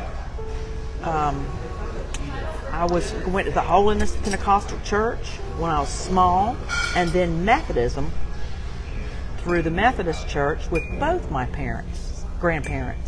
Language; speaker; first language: English; native; English